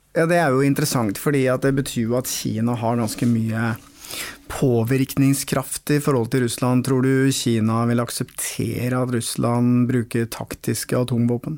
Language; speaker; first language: Norwegian; native; Norwegian